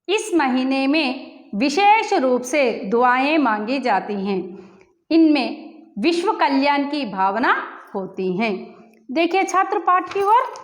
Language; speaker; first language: Hindi; non-native, local second language; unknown